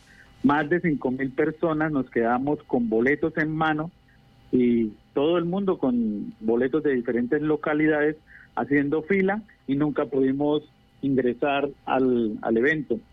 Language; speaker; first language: Spanish; native; Spanish